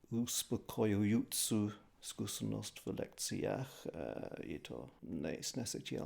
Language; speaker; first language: Slovak; non-native, fluent; English